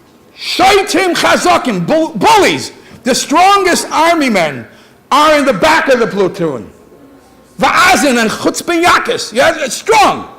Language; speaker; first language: English; native; English